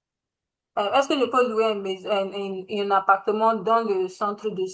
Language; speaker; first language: French; non-native, learner; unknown